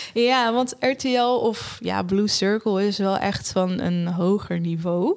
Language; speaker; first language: Dutch; early bilingual, other home language; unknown